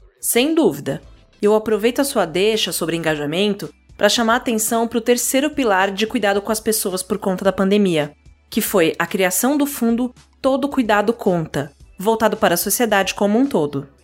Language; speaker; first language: Portuguese; native; Portuguese